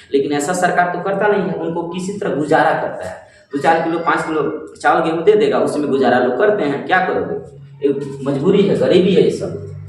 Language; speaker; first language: Hindi; native; Hindi